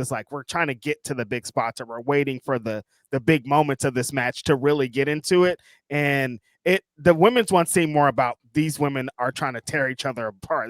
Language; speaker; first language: English; native; English